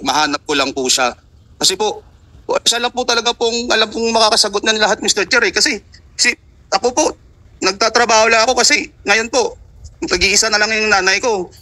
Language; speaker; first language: Filipino; native; Filipino